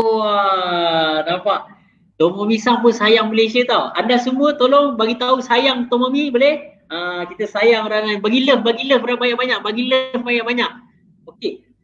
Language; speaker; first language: Malay; native; Malay